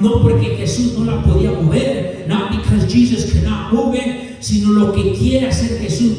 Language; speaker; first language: Spanish; native; Spanish